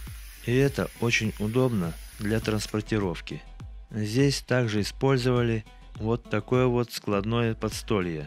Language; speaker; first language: Russian; native; Russian